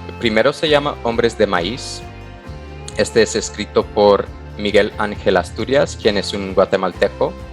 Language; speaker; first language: Spanish; non-native, fluent; English